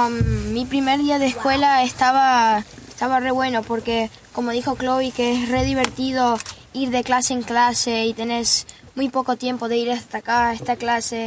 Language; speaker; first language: Spanish; early bilingual, other home language; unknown